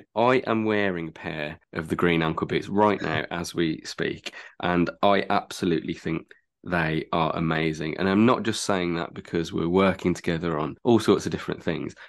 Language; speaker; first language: English; native; English